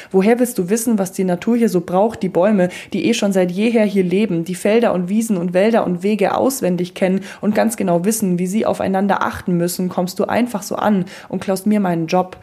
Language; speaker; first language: German; native; German